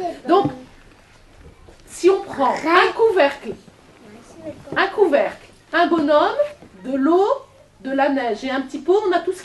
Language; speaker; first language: French; native; French